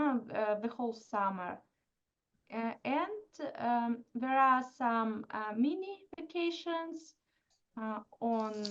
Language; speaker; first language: English; non-native, fluent; Russian